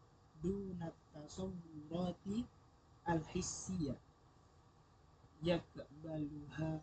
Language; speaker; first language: Arabic; non-native, learner; Indonesian